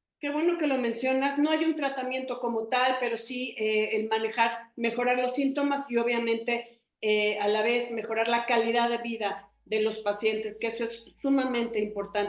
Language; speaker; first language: Spanish; native; Spanish